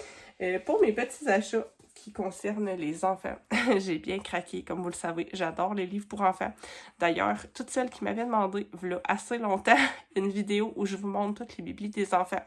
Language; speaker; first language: French; native; French